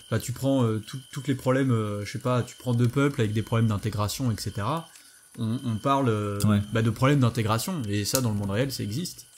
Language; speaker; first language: French; native; French